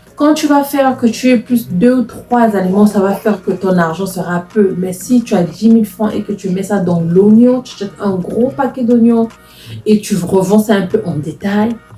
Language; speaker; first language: French; non-native, local second language; Lingala